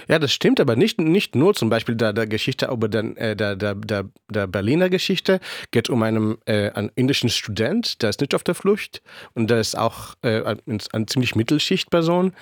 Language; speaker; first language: German; non-native, fluent; Hebrew